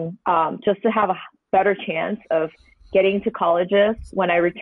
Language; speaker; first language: English; non-native, local second language; Cantonese